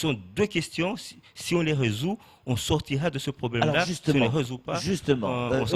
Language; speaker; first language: French; native; French